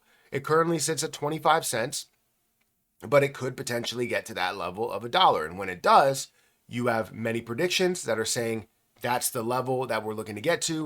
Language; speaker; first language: English; native; English